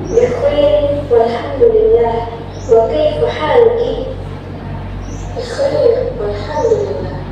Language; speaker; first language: Arabic; non-native, learner; Indonesian